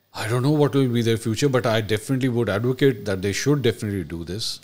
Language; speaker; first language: English; non-native, local second language; Urdu